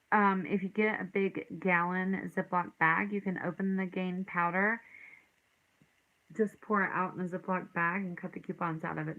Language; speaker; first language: English; native; English